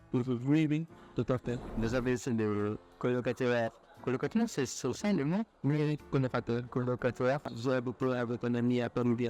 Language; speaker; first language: French; non-native, fluent; Filipino